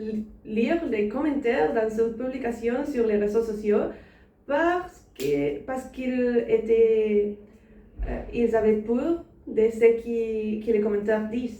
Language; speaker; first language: French; non-native, learner; Spanish